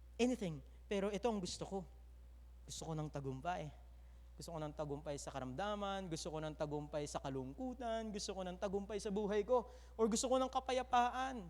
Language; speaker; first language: Filipino; native; Filipino